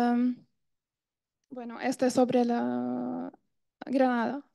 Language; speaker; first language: Spanish; non-native, fluent; Arabic